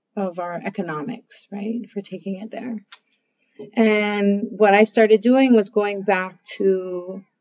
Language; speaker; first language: English; native; English